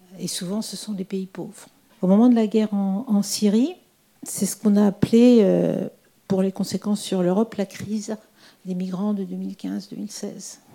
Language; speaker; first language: French; native; French